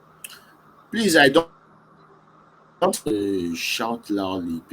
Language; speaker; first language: English; non-native, learner; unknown